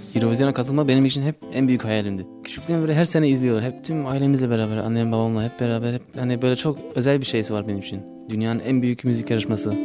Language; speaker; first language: Turkish; early bilingual, heritage; Turkish